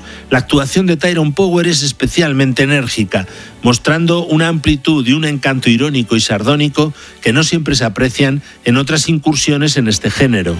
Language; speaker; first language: Spanish; native; Spanish